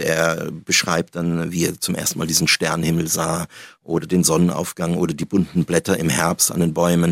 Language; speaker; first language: German; native; German